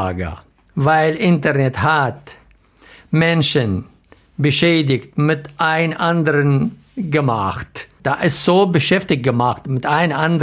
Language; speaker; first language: German; non-native, learner; Arabic